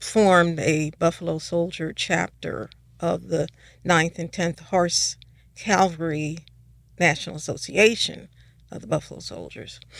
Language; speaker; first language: English; native; English